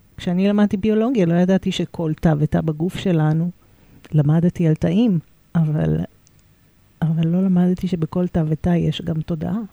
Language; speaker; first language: Hebrew; native; Hebrew